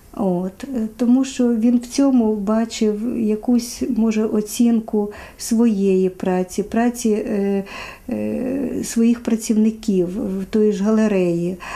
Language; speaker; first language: Ukrainian; native; Ukrainian